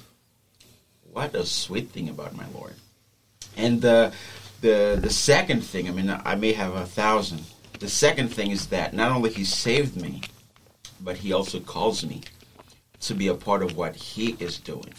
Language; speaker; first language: English; non-native, fluent; Haitian Creole